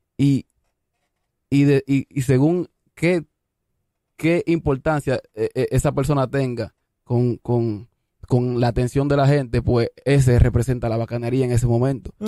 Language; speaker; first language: Spanish; native; Spanish